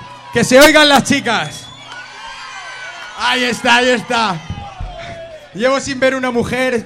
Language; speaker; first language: Spanish; native; Spanish